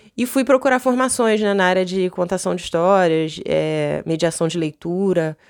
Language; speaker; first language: Portuguese; native; Portuguese